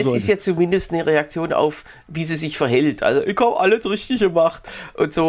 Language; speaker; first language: German; native; German